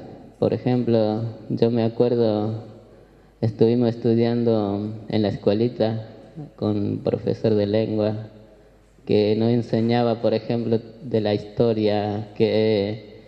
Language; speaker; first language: Spanish; non-native, local second language; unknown